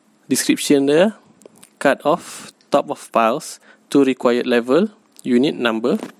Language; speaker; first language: English; non-native, local second language; Malay